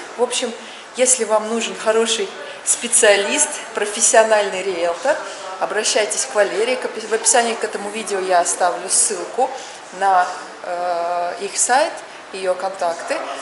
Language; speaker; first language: Russian; native; Russian